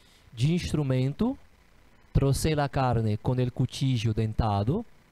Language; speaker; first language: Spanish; non-native, fluent; Portuguese